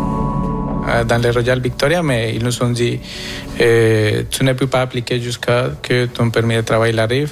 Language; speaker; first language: French; non-native, fluent; Spanish